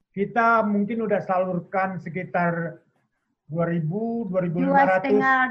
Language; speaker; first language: Indonesian; native; Indonesian